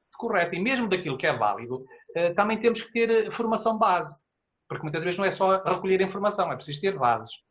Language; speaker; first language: Portuguese; native; Portuguese